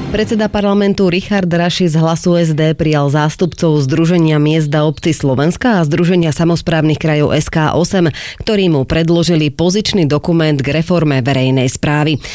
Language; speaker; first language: Slovak; native; Slovak